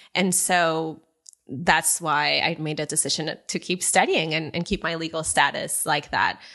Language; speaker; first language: English; early bilingual, other home language; Spanish